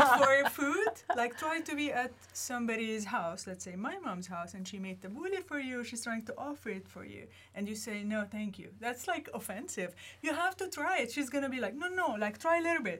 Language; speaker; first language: English; non-native, fluent; Arabic